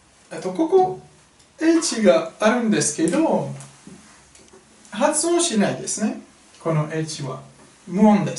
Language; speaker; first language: Japanese; non-native, fluent; French